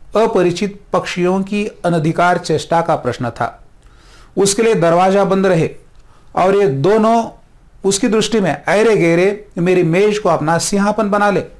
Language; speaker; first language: Hindi; non-native, local second language; Marathi